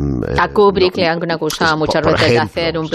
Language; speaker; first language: Spanish; native; Spanish